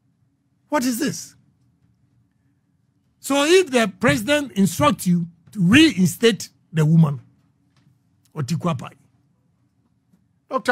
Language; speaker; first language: English; non-native, local second language; Akan